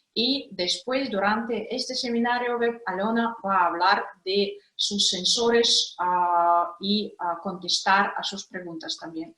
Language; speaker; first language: Spanish; non-native, fluent; Russian